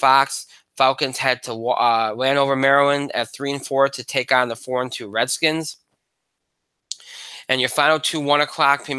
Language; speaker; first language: English; native; English